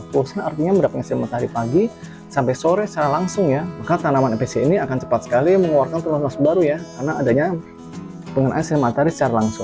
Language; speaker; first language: Indonesian; native; Indonesian